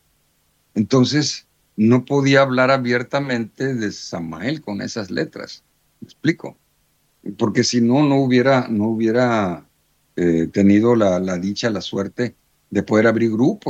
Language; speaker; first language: Spanish; native; Spanish